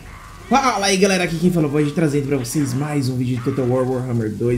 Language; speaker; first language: Portuguese; native; Portuguese